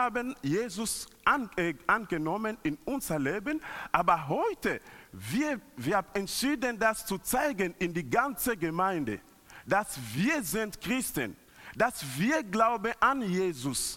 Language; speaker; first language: German; non-native, learner; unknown